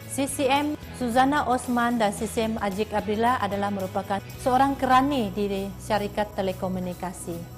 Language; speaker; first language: Malay; non-native, local second language; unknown